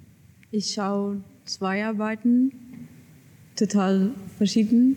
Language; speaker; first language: German; non-native, learner; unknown